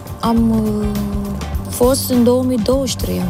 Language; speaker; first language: Romanian; non-native, learner; Filipino